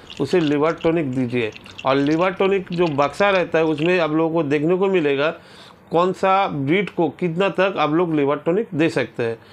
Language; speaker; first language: Hindi; non-native, local second language; Bangla